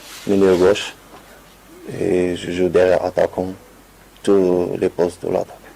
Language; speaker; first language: French; non-native, learner; Arabic